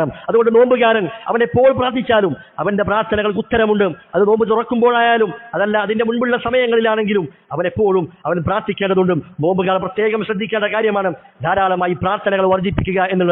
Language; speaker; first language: Malayalam; native; Malayalam